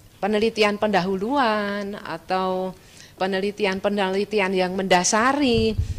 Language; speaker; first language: Indonesian; non-native, local second language; Javanese